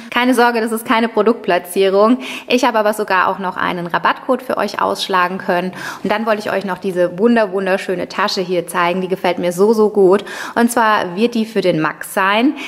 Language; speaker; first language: German; non-native, fluent; Italian